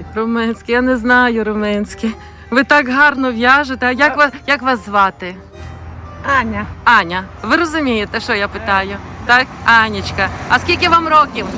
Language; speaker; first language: Ukrainian; native; Ukrainian